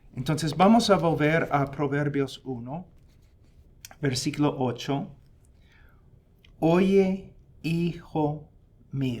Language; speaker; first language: Spanish; non-native, fluent; English